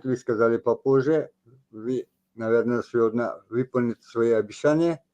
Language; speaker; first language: Russian; non-native, local second language; Tajik